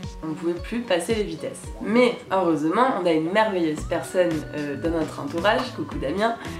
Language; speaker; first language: French; native; French